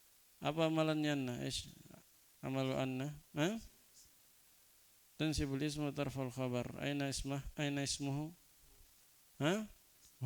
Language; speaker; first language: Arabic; non-native, fluent; Indonesian